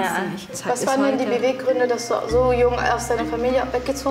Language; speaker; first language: German; early bilingual, other home language; Turkish